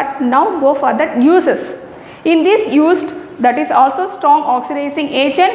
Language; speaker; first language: English; non-native, local second language; Tamil